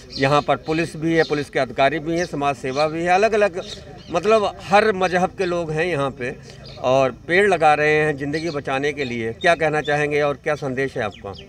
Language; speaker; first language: Hindi; native; Hindi